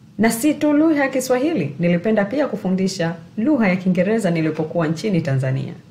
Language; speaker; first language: Swahili; native; Swahili